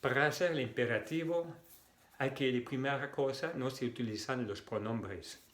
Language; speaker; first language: Spanish; non-native, fluent; French